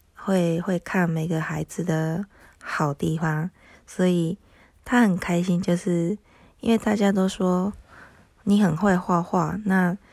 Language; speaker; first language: Chinese; non-native, fluent; Japanese